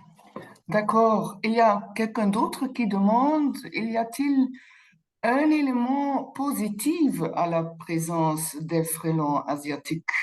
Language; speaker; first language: French; non-native, local second language; Dutch